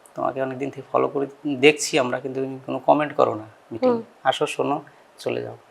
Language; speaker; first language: Bangla; native; Bangla